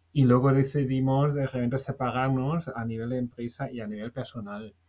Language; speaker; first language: Spanish; non-native, fluent; German